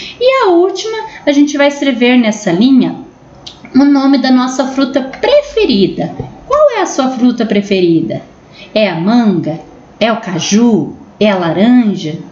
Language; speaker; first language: Portuguese; native; Portuguese